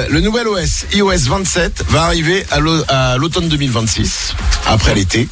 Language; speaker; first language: French; native; French